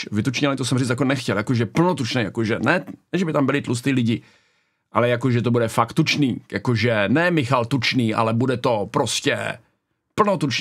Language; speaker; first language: Czech; native; Czech